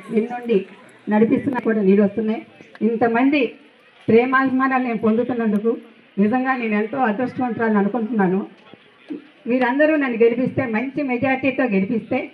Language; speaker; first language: Telugu; native; Telugu